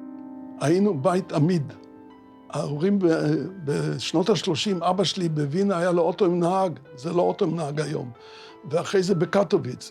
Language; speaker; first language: Hebrew; early bilingual, other home language; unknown